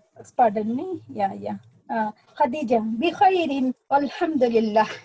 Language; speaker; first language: Arabic; non-native, learner; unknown